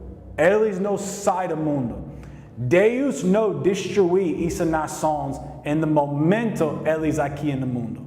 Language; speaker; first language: Portuguese; non-native, learner; English